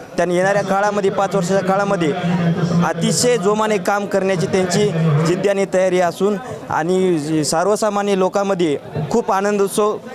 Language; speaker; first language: Marathi; native; Marathi